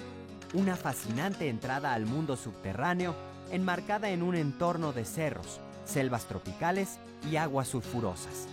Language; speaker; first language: Spanish; native; Spanish